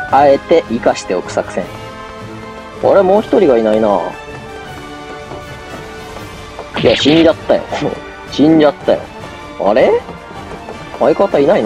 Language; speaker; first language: Japanese; native; Japanese